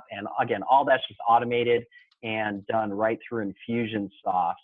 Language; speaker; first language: English; native; English